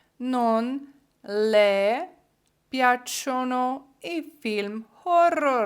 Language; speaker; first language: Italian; non-native, fluent; Ukrainian